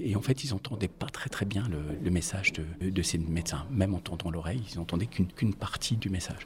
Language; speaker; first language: French; native; French